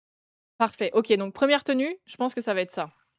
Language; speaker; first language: French; native; French